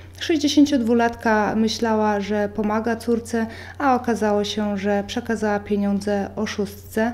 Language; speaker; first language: Polish; native; Polish